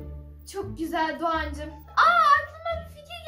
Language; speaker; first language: Turkish; native; Turkish